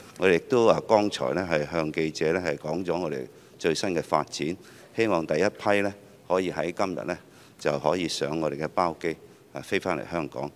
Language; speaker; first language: Chinese; non-native, local second language; Cantonese